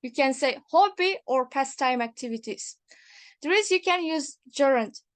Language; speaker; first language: English; non-native, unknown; Kazakh